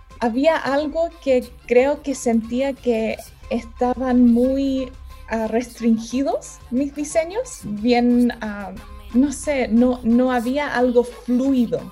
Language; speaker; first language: Spanish; early bilingual, heritage; Spanish